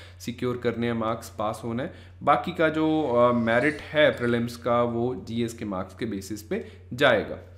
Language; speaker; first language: Hindi; native; Hindi